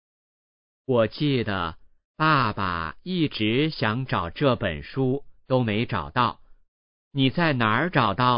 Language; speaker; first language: Chinese; native; Chinese